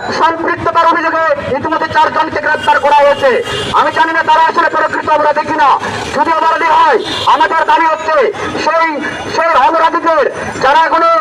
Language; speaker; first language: Bangla; non-native, local second language; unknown